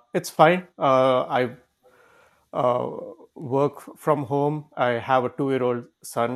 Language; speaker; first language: English; non-native, local second language; Kannada